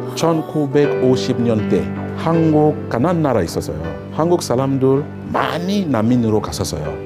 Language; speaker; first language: Korean; non-native, learner; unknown